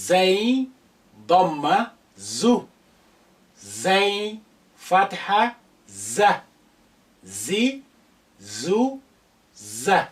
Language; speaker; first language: Arabic; non-native, fluent; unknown